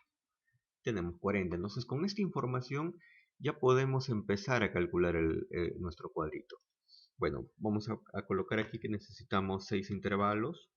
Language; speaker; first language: Spanish; native; Spanish